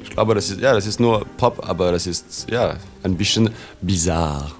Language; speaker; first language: German; non-native, learner; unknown